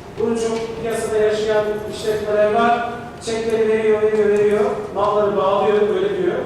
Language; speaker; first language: Turkish; native; Turkish